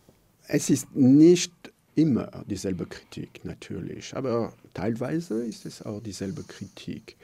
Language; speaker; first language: German; non-native, local second language; French